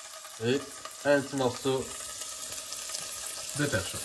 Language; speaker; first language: French; native; French